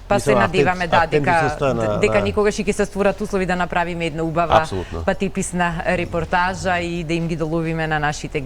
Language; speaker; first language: Macedonian; native; Macedonian